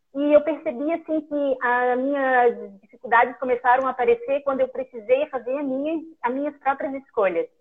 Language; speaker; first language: Portuguese; native; Portuguese